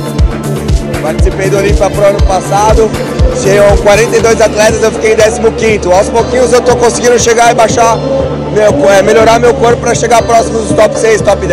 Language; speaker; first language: Portuguese; native; Portuguese